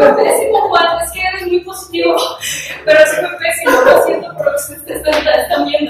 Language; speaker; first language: Spanish; early bilingual, other home language; Portuguese